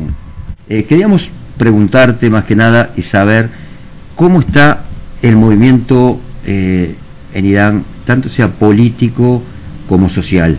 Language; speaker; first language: Spanish; native; Spanish